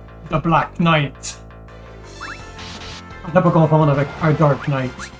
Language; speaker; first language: French; native; French